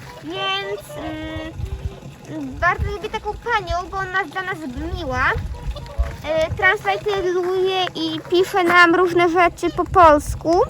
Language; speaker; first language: Polish; early bilingual, heritage; Polish